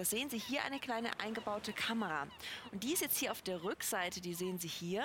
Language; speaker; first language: German; native; German